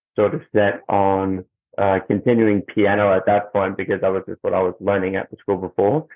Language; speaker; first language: English; native; English